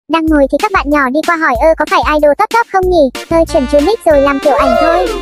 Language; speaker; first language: Vietnamese; native; Vietnamese